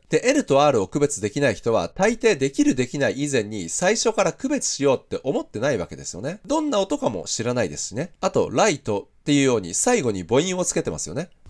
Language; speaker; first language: Japanese; native; Japanese